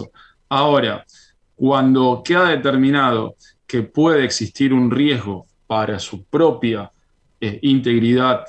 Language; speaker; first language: Spanish; native; Spanish